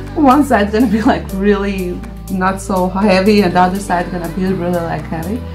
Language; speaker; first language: English; non-native, fluent; Macedonian